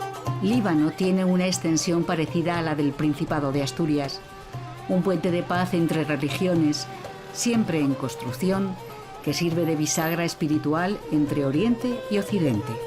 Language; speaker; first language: Spanish; native; Spanish